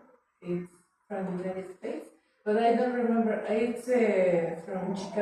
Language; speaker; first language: English; non-native, learner; Spanish